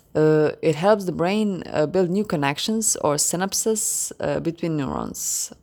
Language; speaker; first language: English; non-native, fluent; Croatian